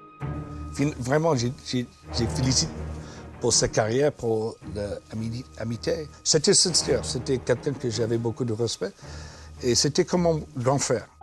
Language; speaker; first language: French; non-native, fluent; English